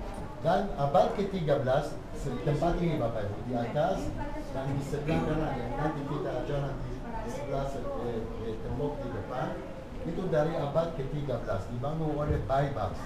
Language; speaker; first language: Indonesian; non-native, fluent; Hebrew